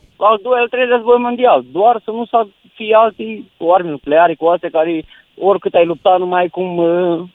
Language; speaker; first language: Romanian; native; Romanian